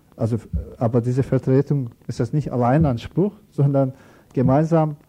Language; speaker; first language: German; non-native, learner; Turkish